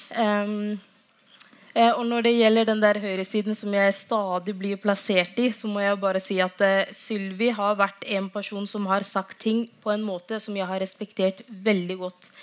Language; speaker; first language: Norwegian; non-native, fluent; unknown